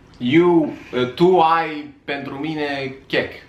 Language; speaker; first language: Romanian; native; Romanian